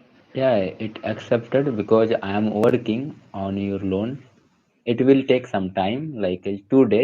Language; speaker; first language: English; non-native, local second language; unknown